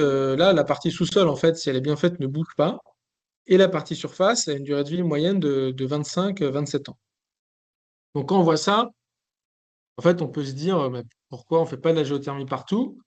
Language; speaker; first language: French; native; French